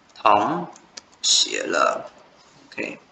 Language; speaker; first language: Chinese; non-native, fluent; Khmer